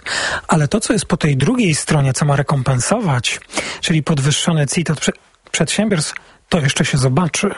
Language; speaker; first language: Polish; native; Polish